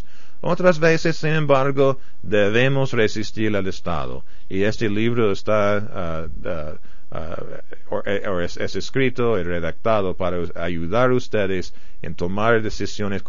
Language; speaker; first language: Spanish; non-native, fluent; English